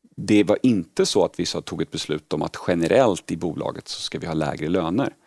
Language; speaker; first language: Swedish; early bilingual, other home language; Polish